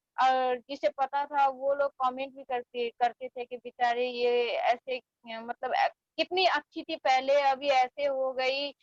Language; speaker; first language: Hindi; non-native, fluent; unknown